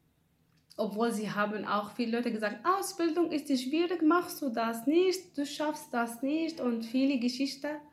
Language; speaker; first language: German; non-native, learner; Arabic